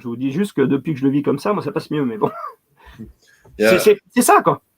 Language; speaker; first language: French; native; French